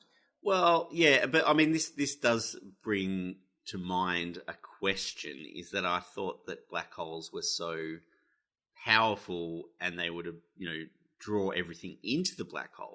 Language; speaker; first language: English; native; English